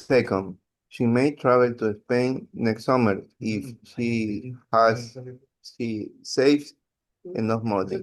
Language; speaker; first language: English; non-native, learner; Spanish